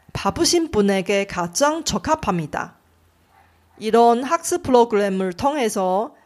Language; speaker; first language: Korean; non-native, fluent; Chinese